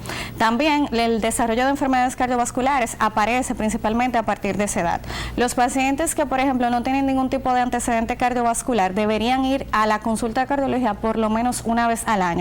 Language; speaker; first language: Spanish; native; Spanish